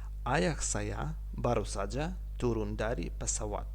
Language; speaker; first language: Indonesian; non-native, fluent; Ukrainian